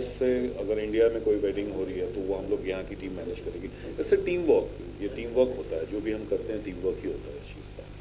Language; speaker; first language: Hindi; native; Hindi